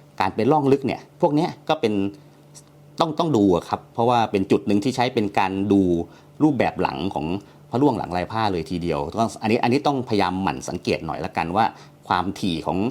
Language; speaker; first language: Thai; native; Thai